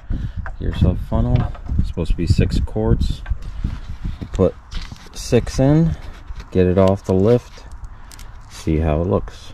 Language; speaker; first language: English; native; English